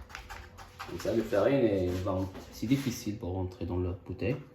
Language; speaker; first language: French; non-native, local second language; Arabic